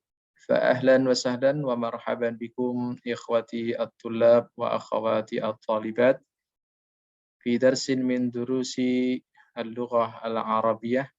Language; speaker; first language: Arabic; non-native, fluent; Indonesian